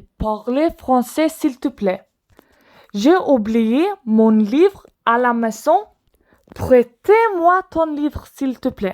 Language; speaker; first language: French; non-native, learner; Swedish